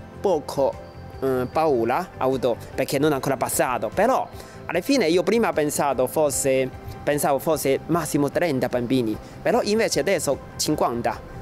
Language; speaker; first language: Italian; non-native, learner; Chinese